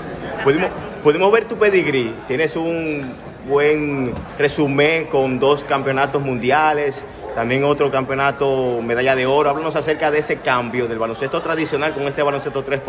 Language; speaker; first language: Spanish; native; Spanish